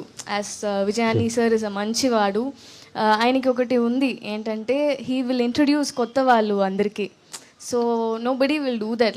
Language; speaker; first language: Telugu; non-native, fluent; Tamil